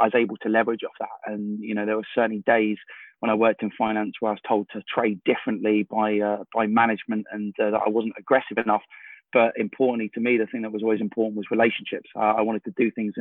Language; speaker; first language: English; native; English